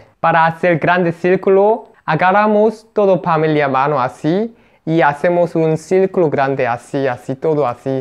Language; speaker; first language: Spanish; non-native, learner; Korean